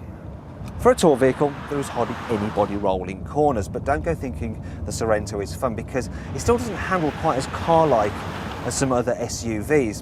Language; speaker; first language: English; native; English